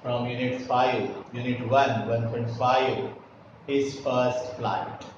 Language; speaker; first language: English; non-native, local second language; Marathi